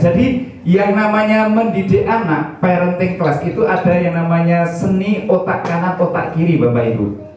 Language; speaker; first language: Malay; non-native, local second language; Javanese